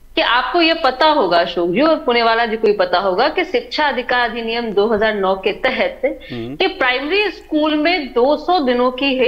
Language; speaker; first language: Hindi; native; Hindi